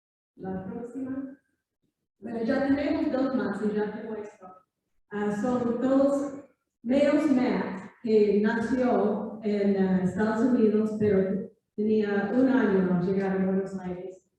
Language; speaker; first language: Spanish; non-native, fluent; English